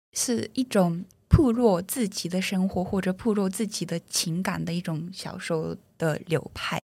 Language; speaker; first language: Chinese; non-native, fluent; Japanese